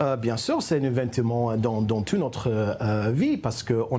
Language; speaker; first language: French; non-native, fluent; English